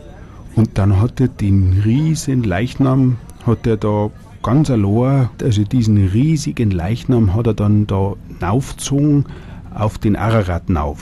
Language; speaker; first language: German; native; German